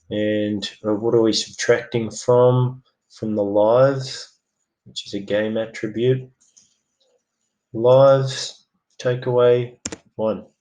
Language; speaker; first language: English; native; English